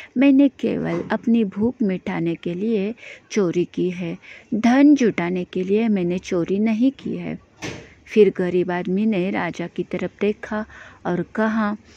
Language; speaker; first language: Hindi; non-native, local second language; Marathi